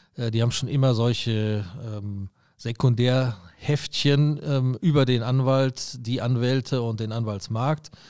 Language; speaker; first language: German; native; German